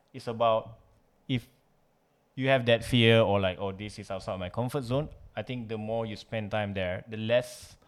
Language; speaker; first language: English; non-native, local second language; Malay